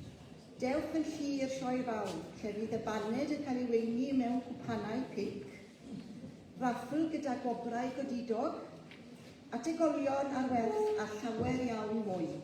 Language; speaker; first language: Welsh; native; Welsh